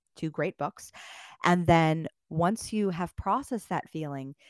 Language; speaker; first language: English; native; English